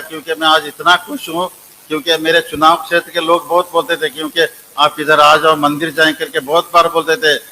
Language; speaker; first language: Hindi; non-native, local second language; Kannada